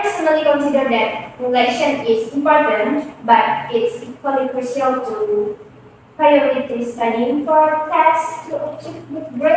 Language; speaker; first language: English; non-native, learner; Indonesian